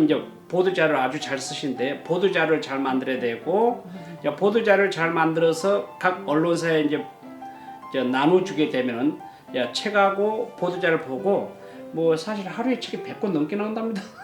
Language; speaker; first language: Korean; native; Korean